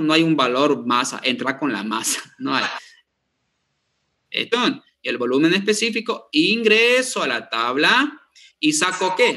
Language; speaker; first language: Spanish; native; Spanish